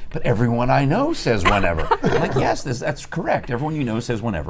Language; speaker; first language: English; native; English